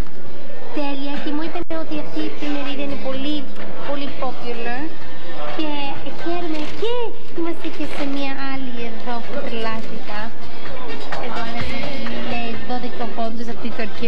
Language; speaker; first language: Greek; early bilingual, heritage; English